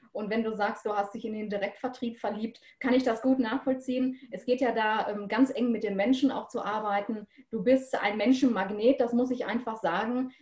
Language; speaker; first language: German; native; German